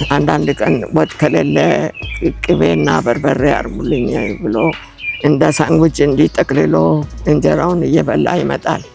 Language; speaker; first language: Amharic; early bilingual, other home language; Finnish